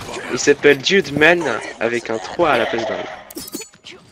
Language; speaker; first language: French; native; French